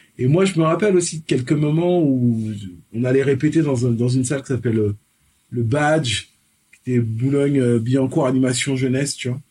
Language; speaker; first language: French; early bilingual, other home language; Fon